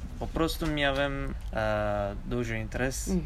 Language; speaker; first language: Polish; non-native, learner; Turkish